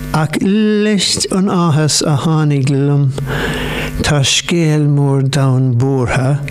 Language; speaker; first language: Irish; non-native, local second language; English